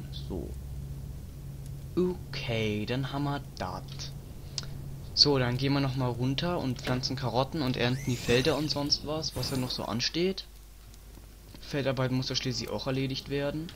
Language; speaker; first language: German; native; German